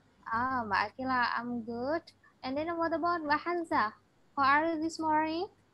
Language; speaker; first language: English; non-native, fluent; Indonesian